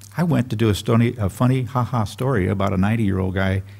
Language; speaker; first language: English; native; English